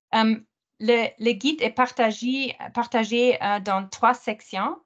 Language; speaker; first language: French; non-native, fluent; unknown